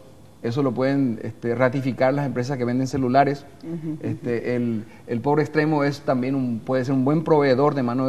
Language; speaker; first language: Spanish; native; Spanish